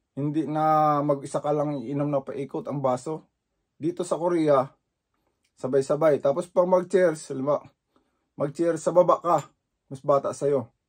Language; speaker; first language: Filipino; native; Filipino